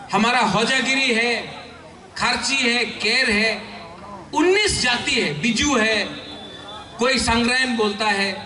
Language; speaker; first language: Hindi; non-native, local second language; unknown